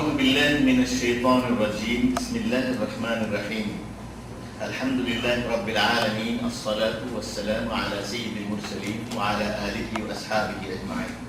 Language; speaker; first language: Urdu; non-native, fluent; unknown